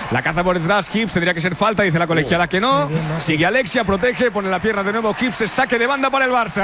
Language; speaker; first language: Spanish; native; Spanish